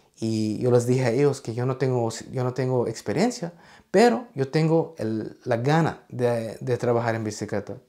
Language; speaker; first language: Spanish; early bilingual, heritage; Spanish